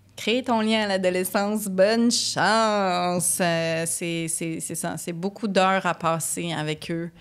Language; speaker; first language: French; native; French